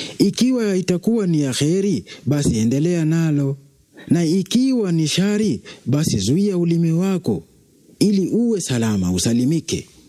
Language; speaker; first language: Swahili; native; Swahili